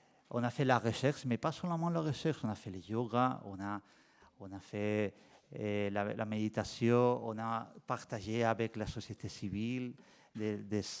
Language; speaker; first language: French; non-native, learner; Spanish